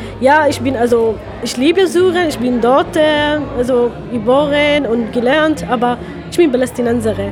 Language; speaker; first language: German; non-native, learner; Arabic